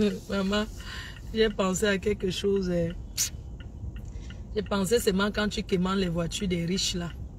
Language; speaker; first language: French; non-native, local second language; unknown